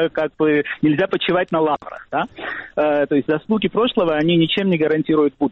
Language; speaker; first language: Russian; non-native, fluent; Georgian